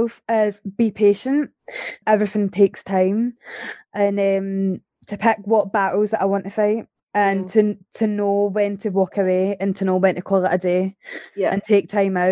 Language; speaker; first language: English; native; English